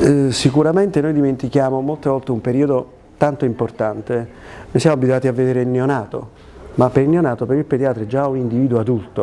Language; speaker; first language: Italian; native; Italian